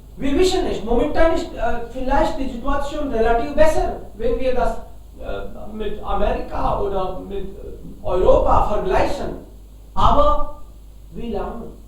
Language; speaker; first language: German; non-native, fluent; Hindi